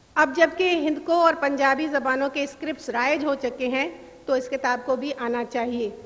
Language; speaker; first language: Urdu; non-native, local second language; Sindhi